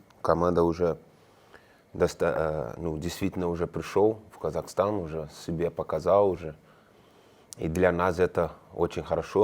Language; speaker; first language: Russian; non-native, learner; Spanish